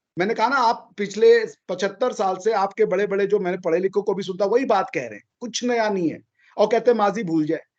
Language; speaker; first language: Hindi; native; Hindi